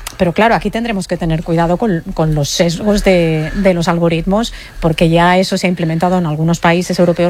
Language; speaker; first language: Spanish; native; Spanish